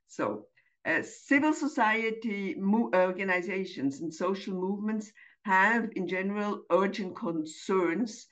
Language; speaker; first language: English; non-native, fluent; German